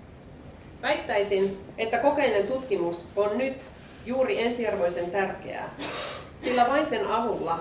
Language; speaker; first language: Finnish; native; Finnish